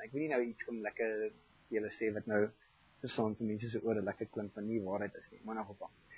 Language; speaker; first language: Afrikaans; non-native, fluent; German